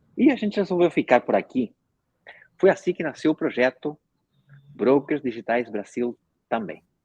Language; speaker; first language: Portuguese; non-native, fluent; Spanish